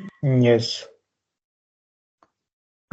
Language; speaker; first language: English; non-native, learner; Telugu